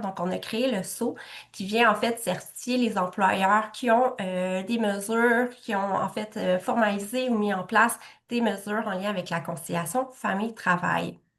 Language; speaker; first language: French; native; French